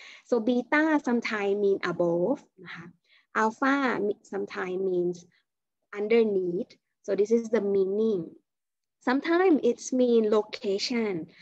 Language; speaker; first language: English; non-native, fluent; Thai